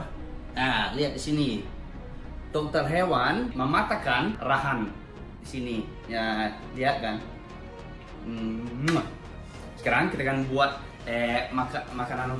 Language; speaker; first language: Indonesian; non-native, learner; English